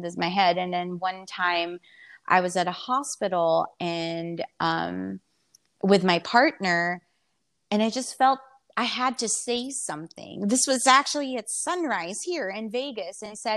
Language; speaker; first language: English; non-native, local second language; Filipino